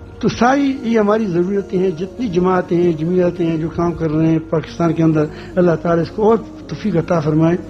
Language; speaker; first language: Urdu; non-native, local second language; Pashto